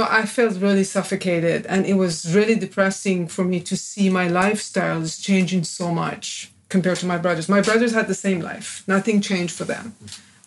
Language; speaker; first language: English; non-native, fluent; Persian